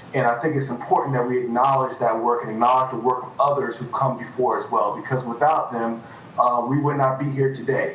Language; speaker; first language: English; native; English